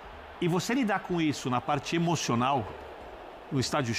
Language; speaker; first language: Portuguese; native; Portuguese